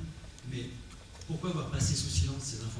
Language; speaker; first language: French; native; French